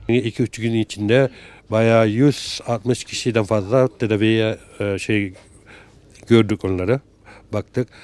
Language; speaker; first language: Turkish; non-native, learner; Malay